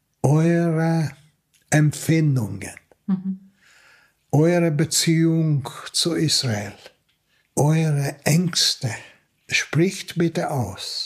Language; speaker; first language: German; non-native, fluent; Hungarian